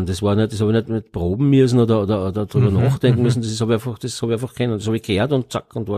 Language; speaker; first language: German; native; German